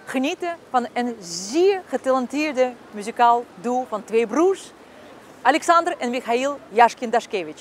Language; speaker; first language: Dutch; non-native, fluent; Russian